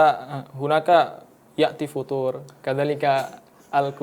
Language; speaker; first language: Arabic; non-native, learner; Indonesian